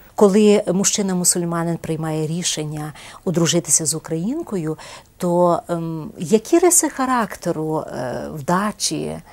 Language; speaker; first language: Ukrainian; native; Ukrainian